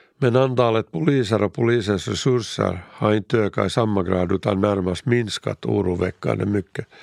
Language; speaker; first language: Swedish; native; Swedish